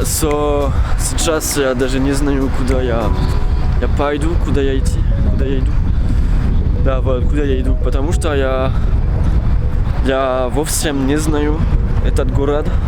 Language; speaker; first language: Russian; non-native, fluent; French